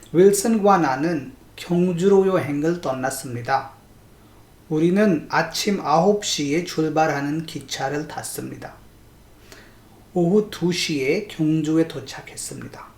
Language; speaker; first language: Korean; non-native, fluent; Hindi